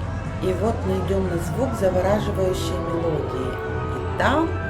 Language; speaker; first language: Russian; native; Russian